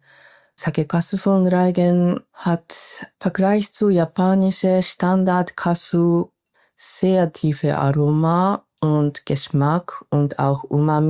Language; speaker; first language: German; non-native, fluent; Japanese